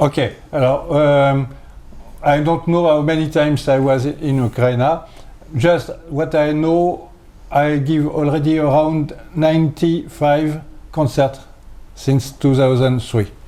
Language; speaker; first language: English; non-native, learner; French